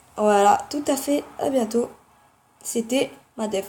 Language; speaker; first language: French; native; French